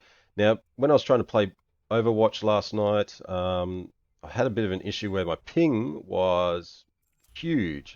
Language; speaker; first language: English; native; English